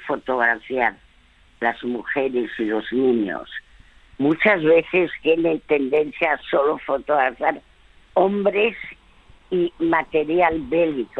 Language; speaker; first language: Spanish; early bilingual, other home language; French